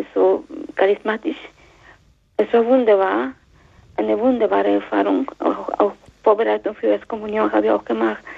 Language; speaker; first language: German; non-native, fluent; Spanish